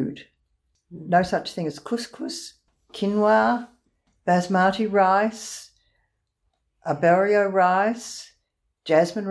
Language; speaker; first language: English; native; English